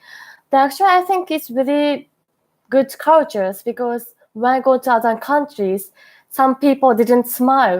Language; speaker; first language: English; non-native, learner; Japanese